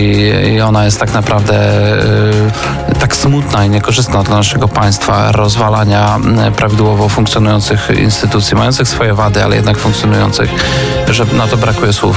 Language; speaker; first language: Polish; native; Polish